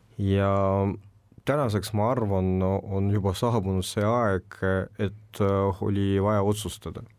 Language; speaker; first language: Estonian; non-native, local second language; Russian